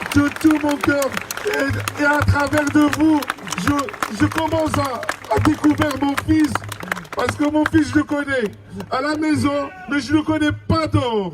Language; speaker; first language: French; non-native, learner; Arabic